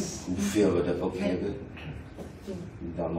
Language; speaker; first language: Dutch; non-native, learner; Indonesian